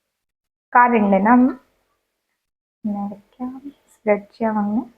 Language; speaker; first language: Malayalam; non-native, local second language; Hindi